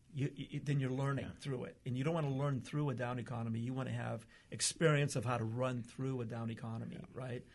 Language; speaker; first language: English; early bilingual, other home language; Portuguese